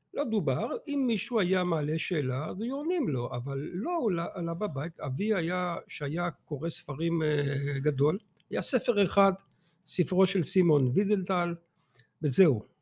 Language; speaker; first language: Hebrew; non-native, fluent; French